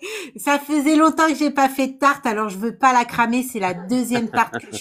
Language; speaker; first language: French; native; French